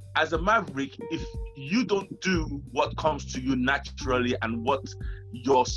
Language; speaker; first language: English; non-native, local second language; Yoruba